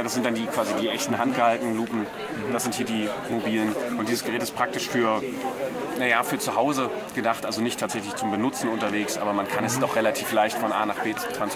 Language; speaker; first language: German; native; German